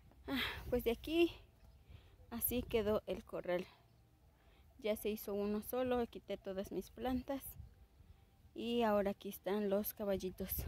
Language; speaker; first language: Spanish; native; Spanish